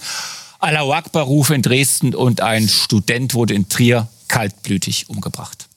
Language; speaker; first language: German; native; German